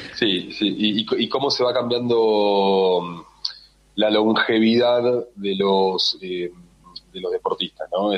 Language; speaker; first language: Spanish; native; Spanish